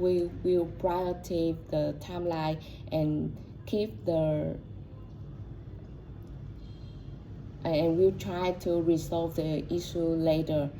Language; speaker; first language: English; non-native, learner; Vietnamese